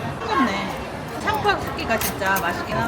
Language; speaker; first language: Korean; native; Korean